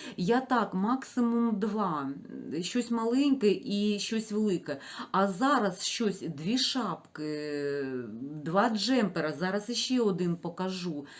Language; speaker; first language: Ukrainian; non-native, local second language; Russian